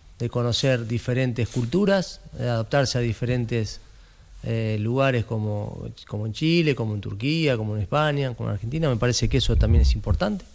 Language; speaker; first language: Spanish; native; Spanish